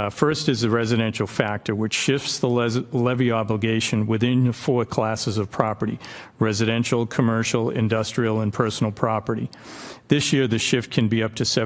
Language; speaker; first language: English; native; English